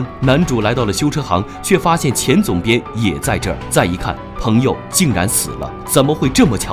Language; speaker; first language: Chinese; native; Chinese